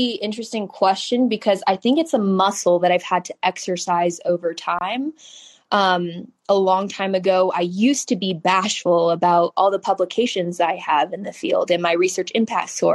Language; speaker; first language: English; early bilingual, other home language; Chinese